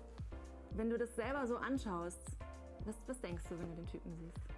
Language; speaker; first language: German; native; German